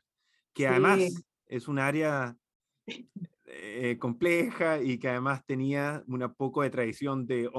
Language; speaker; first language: Spanish; native; Spanish